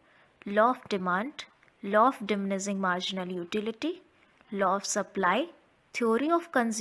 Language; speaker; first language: English; non-native, local second language; Hindi